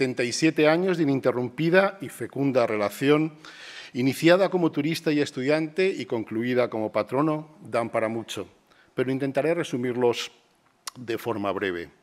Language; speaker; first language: Spanish; native; Spanish